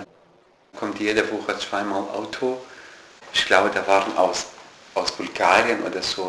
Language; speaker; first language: German; non-native, learner; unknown